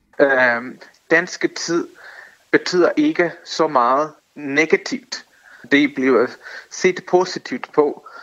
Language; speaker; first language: Danish; non-native, fluent; Tamil